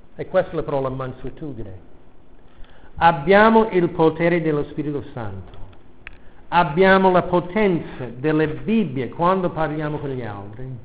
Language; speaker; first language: Italian; non-native, fluent; English